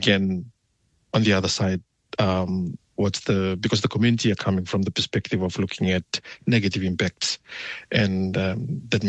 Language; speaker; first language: English; non-native, fluent; Fijian